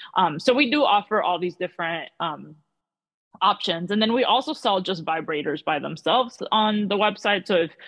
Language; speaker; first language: English; early bilingual, other home language; Spanish